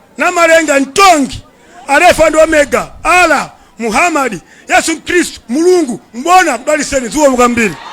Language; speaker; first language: Nyanja; non-native, local second language; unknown